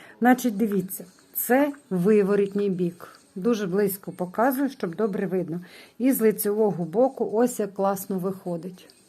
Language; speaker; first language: Ukrainian; non-native, local second language; Russian